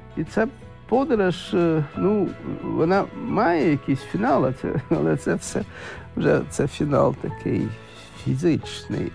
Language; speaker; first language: Ukrainian; non-native, local second language; Russian